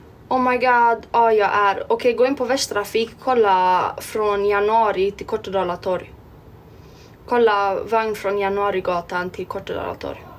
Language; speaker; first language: Swedish; early bilingual, other home language; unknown